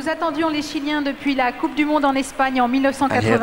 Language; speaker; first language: French; native; French